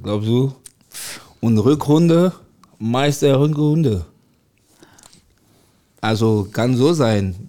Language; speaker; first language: German; non-native, learner; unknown